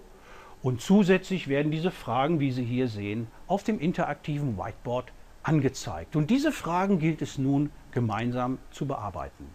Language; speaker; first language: German; native; German